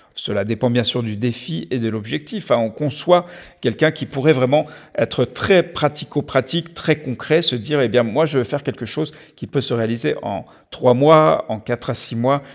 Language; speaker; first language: French; native; French